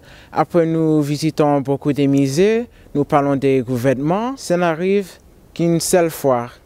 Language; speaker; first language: French; non-native, learner; English